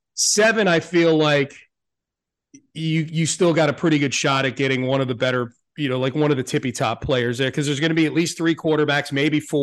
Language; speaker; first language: English; native; English